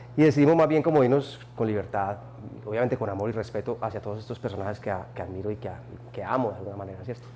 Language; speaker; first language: Spanish; native; Spanish